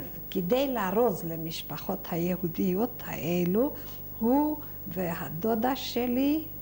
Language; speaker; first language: Hebrew; non-native, fluent; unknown